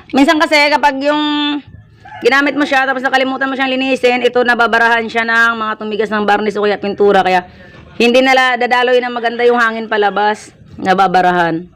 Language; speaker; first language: Filipino; non-native, local second language; Hiligaynon